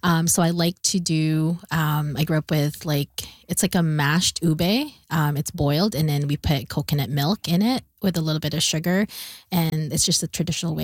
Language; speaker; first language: English; non-native, local second language; Bikol